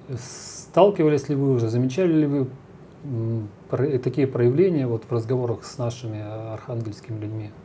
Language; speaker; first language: Russian; native; Russian